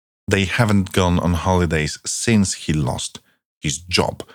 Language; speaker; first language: English; non-native, fluent; Polish